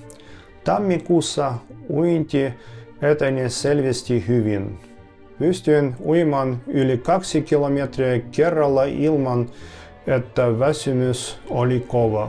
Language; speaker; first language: Finnish; non-native, fluent; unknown